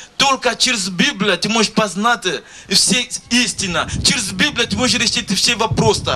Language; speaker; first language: Russian; non-native, learner; Lingala